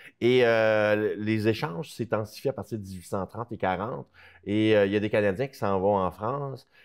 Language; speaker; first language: French; native; French